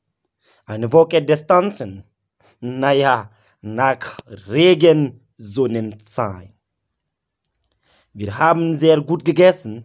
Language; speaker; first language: German; non-native, learner; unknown